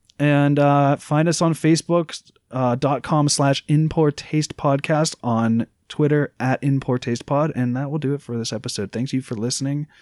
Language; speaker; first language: English; native; English